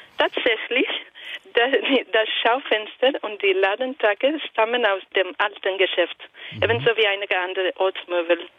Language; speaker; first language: German; non-native, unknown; Italian